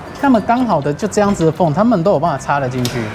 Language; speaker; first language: Chinese; native; Chinese